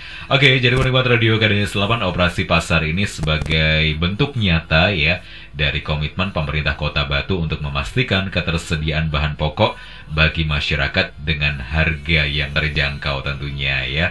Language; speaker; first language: Indonesian; native; Indonesian